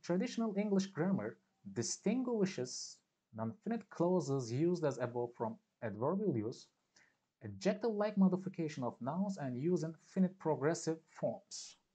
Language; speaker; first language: English; non-native, fluent; Turkish